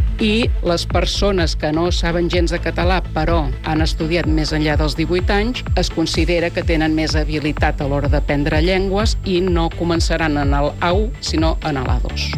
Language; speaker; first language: Catalan; native; Catalan